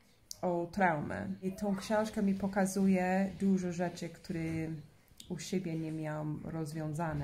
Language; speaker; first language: Polish; non-native, fluent; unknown